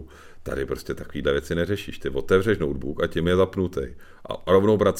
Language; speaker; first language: Czech; native; Czech